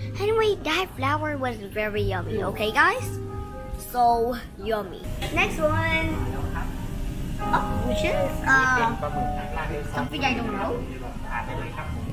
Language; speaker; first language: English; non-native, learner; Thai